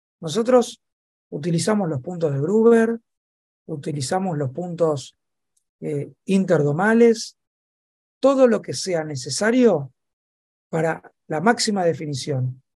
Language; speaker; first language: Spanish; native; Spanish